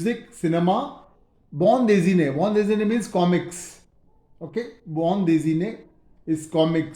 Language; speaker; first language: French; non-native, fluent; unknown